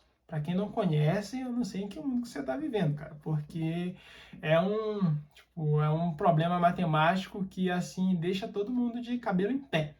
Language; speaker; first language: Portuguese; native; Portuguese